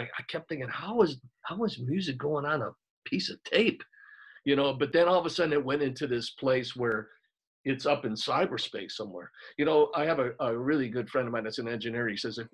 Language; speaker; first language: English; native; English